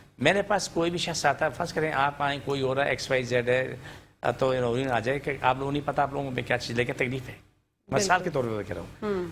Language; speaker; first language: Urdu; non-native, local second language; Punjabi